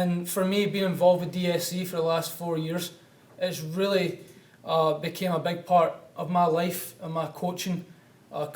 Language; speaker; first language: English; native; English